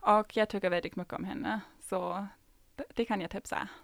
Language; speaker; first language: Swedish; non-native, fluent; German